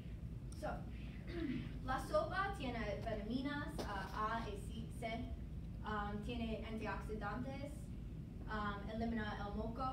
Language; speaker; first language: Spanish; non-native, learner; English